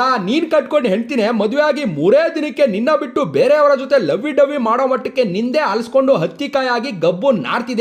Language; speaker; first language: Kannada; native; Kannada